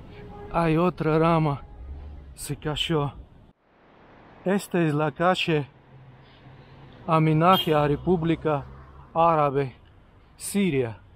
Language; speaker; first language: Spanish; non-native, fluent; Russian